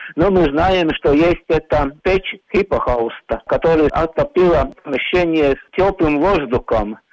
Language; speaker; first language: Russian; non-native, local second language; Latvian